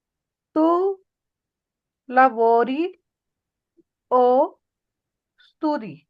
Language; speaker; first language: Italian; non-native, fluent; Punjabi